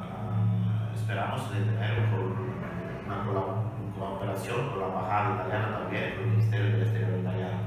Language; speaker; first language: Spanish; non-native, learner; Italian